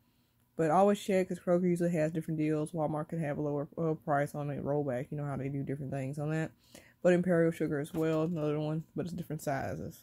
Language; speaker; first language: English; native; English